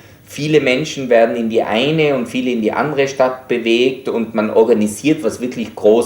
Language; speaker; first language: German; native; German